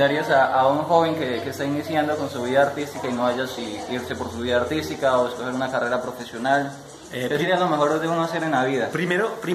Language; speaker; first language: Spanish; native; Spanish